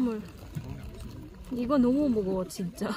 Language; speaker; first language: Korean; non-native, fluent; Filipino